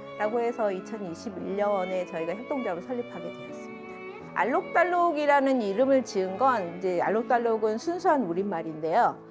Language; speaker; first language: Korean; native; Korean